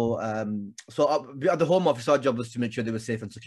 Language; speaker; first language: English; native; English